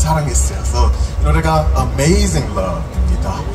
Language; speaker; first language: Korean; non-native, learner; English